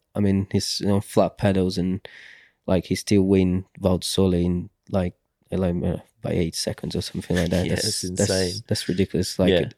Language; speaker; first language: English; non-native, fluent; Portuguese